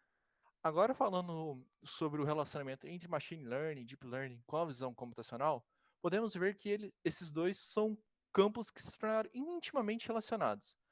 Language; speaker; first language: Portuguese; native; Portuguese